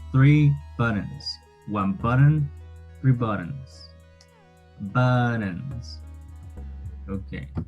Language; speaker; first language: English; non-native, fluent; Spanish